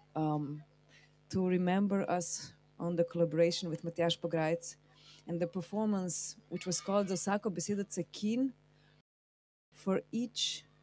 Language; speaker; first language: English; non-native, fluent; Slovenian